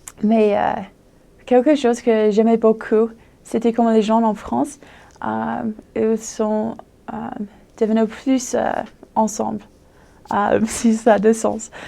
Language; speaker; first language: French; non-native, fluent; English